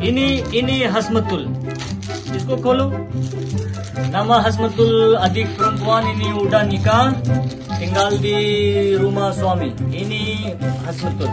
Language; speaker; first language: Indonesian; non-native, learner; Hindi